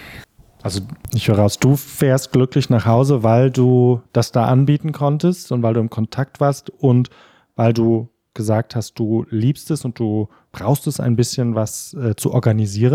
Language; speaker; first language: German; native; German